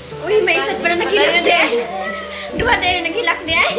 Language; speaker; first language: Filipino; non-native, local second language; Cebuano